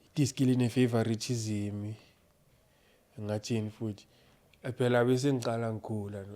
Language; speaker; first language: Zulu; native; Zulu